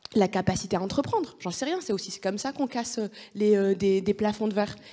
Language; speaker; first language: French; native; French